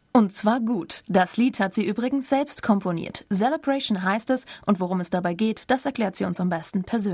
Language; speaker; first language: German; native; German